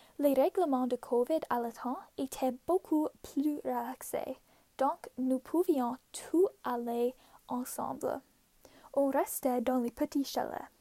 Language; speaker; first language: French; non-native, local second language; English